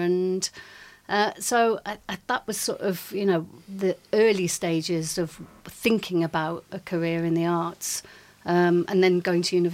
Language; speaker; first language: English; native; English